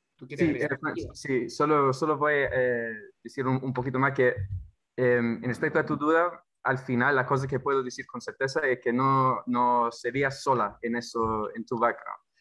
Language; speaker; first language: Spanish; non-native, fluent; English